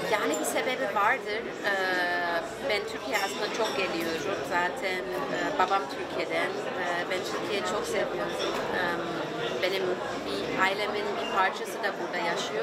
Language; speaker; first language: Turkish; early bilingual, heritage; German